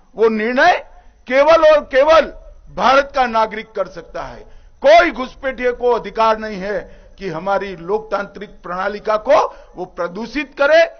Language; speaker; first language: Hindi; non-native, local second language; Gujarati